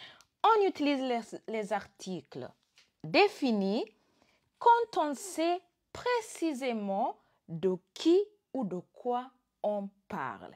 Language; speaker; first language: French; non-native, fluent; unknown